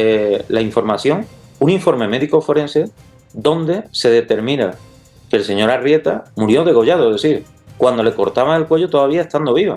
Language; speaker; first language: Spanish; native; Spanish